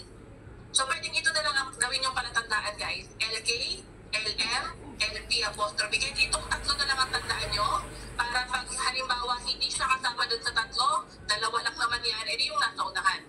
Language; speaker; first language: Filipino; native; Filipino